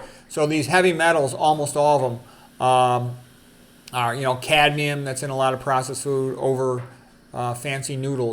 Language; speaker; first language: English; native; English